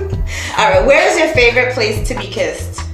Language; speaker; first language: English; native; English